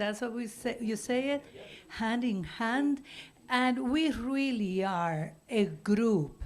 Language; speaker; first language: English; non-native, fluent; Spanish